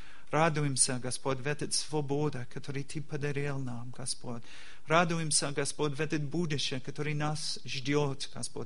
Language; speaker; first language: Russian; non-native, learner; English